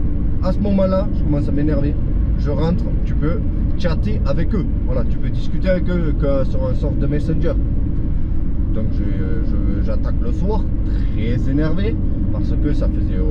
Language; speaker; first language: French; native; French